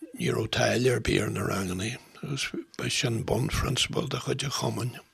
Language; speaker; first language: Irish; non-native, local second language; English